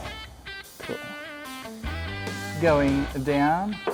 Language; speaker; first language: English; native; English